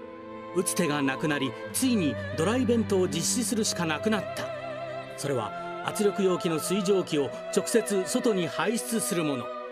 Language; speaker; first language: Japanese; native; Japanese